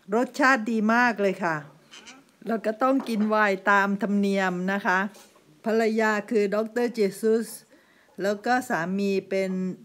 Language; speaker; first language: Thai; native; Thai